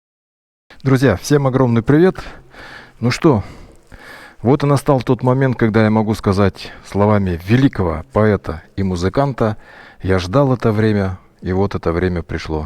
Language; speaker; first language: Russian; native; Russian